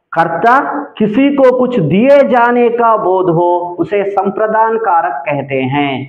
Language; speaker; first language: Hindi; non-native, local second language; Telugu